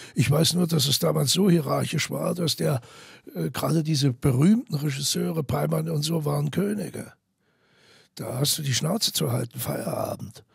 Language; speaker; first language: German; native; German